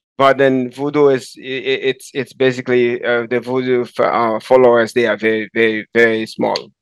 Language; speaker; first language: English; non-native, fluent; Haitian Creole